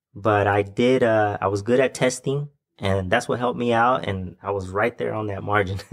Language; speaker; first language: English; native; English